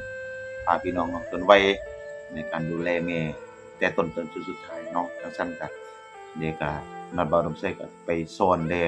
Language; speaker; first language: Thai; non-native, local second language; Lao